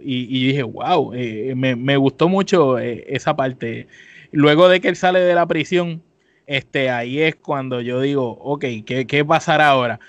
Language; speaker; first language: Spanish; native; Spanish